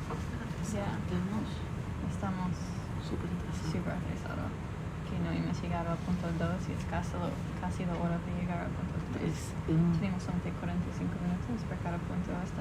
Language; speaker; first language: Spanish; non-native, fluent; English